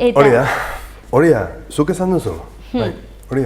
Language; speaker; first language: Basque; non-native, local second language; Spanish